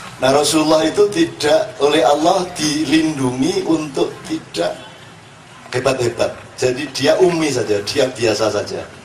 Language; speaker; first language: Indonesian; non-native, local second language; Javanese